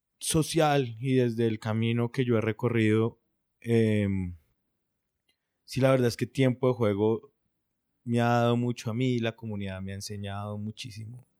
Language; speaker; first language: Spanish; native; Spanish